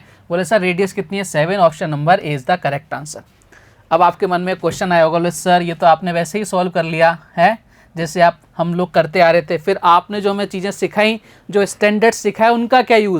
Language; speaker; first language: Hindi; native; Hindi